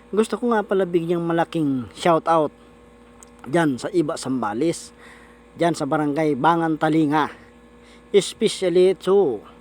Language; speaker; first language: Filipino; native; Filipino